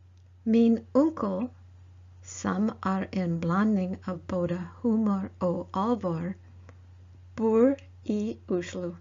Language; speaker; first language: Norwegian; non-native, learner; English